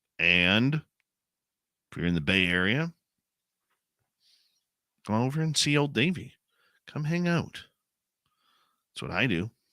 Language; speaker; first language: English; native; English